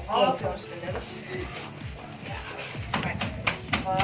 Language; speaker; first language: English; non-native, fluent; Indonesian